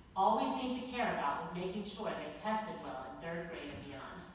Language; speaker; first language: English; native; English